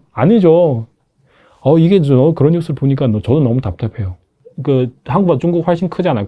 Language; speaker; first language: Korean; non-native, fluent; Chinese